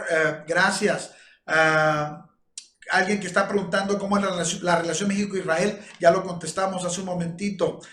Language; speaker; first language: Spanish; native; Spanish